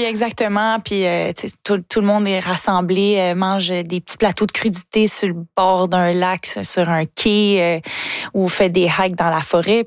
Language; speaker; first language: French; native; French